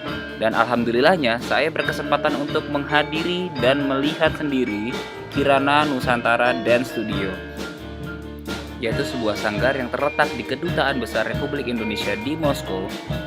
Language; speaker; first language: Indonesian; native; Indonesian